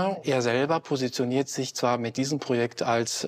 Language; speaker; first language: German; native; German